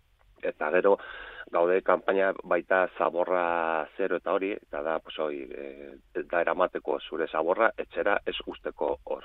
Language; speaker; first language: Basque; non-native, local second language; Spanish